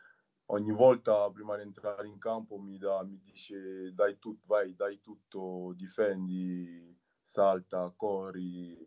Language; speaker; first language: Italian; non-native, fluent; French